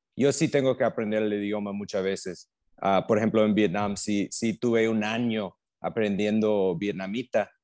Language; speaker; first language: Spanish; non-native, fluent; English